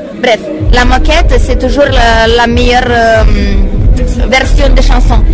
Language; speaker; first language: French; non-native, fluent; Romanian